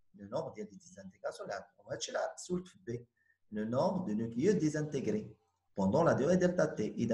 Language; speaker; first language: French; non-native, local second language; Arabic